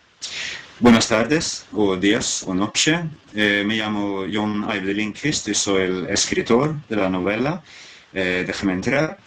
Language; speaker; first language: Spanish; non-native, learner; Swedish